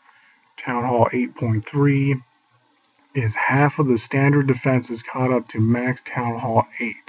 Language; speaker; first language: English; native; English